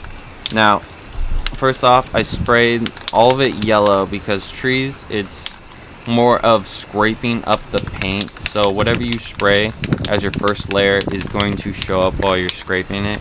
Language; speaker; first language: English; native; English